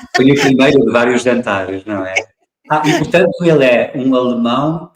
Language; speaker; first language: Portuguese; native; Portuguese